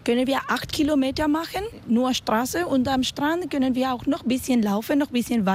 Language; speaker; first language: German; non-native, learner; Spanish